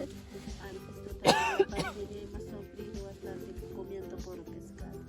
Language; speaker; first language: Spanish; non-native, local second language; Aymara